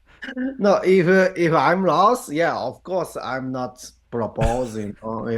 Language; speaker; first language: English; non-native, learner; Japanese